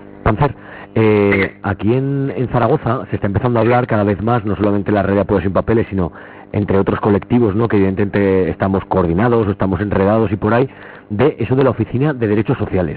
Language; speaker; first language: Spanish; native; Spanish